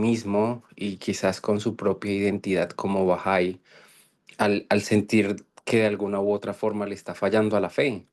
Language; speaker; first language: Spanish; native; Spanish